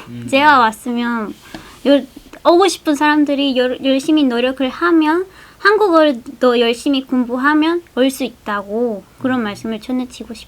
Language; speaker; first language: Korean; non-native, fluent; Spanish